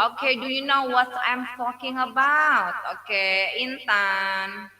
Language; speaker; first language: English; non-native, learner; Indonesian